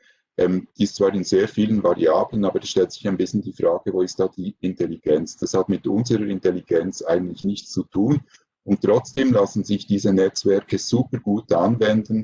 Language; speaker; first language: German; native; German